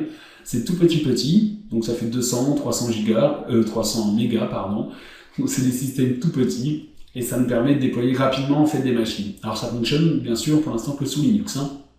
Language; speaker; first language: French; native; French